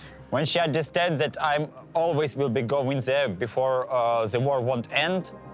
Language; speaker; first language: English; non-native, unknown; Ukrainian